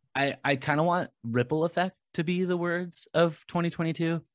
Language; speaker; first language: English; native; English